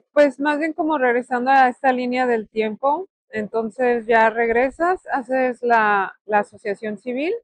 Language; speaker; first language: Spanish; native; Spanish